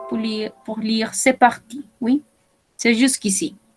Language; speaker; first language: French; non-native, learner; Spanish